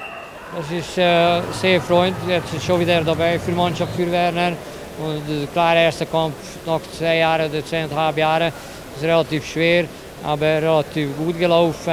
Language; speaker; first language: German; non-native, learner; Hungarian